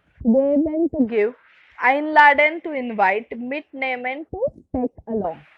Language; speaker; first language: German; non-native, fluent; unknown